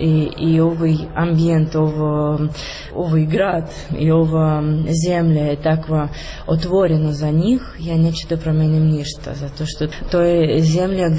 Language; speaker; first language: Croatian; non-native, learner; Russian